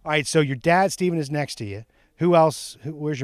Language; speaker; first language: English; native; English